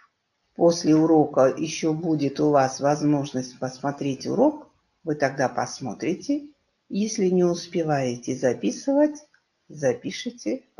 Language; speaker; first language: Russian; non-native, local second language; Kyrgyz